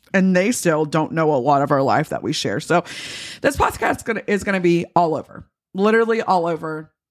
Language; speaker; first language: English; native; English